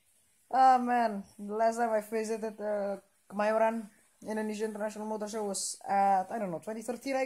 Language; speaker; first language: English; non-native, local second language; Indonesian